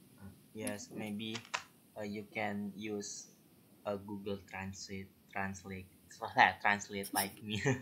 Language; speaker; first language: English; non-native, learner; Indonesian